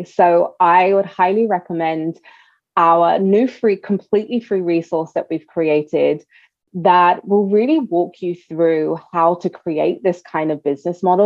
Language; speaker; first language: English; native; English